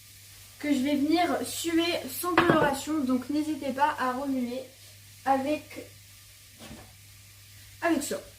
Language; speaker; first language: French; native; French